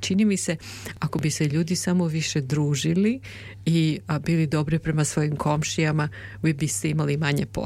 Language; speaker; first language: Serbian; native; Serbian